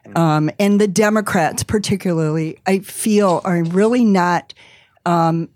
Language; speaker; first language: English; early bilingual, other home language; Maltese